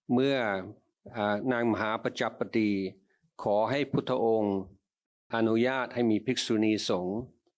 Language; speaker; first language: Thai; non-native, fluent; English